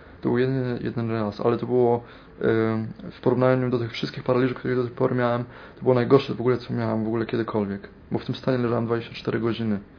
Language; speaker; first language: Polish; native; Polish